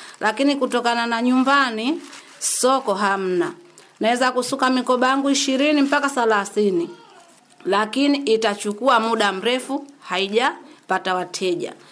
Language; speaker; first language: Swahili; native; Swahili